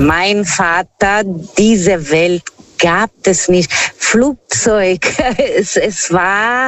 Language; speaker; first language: German; non-native, learner; Portuguese